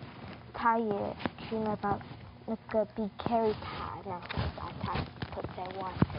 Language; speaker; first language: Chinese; early bilingual, heritage; English